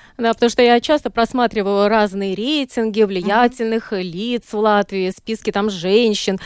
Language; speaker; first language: Russian; native; Russian